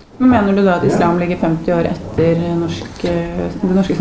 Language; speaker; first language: Norwegian; native; Norwegian